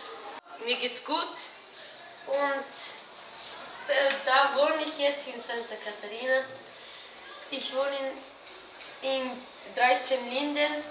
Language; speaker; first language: German; early bilingual, heritage; Portuguese